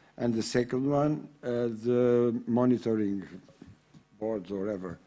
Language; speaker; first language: English; non-native, fluent; Portuguese